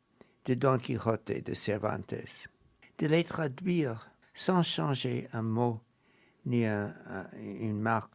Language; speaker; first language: French; non-native, fluent; English